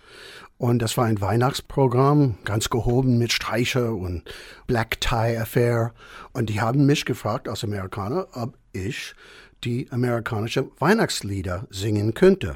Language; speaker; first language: German; non-native, fluent; English